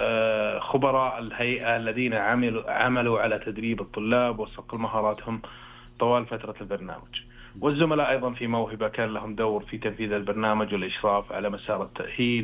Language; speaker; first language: Arabic; native; Arabic